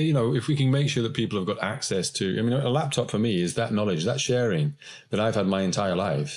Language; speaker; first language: English; native; English